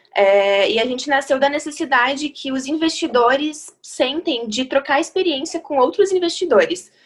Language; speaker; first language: Portuguese; native; Portuguese